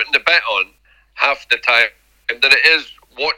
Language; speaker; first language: English; native; English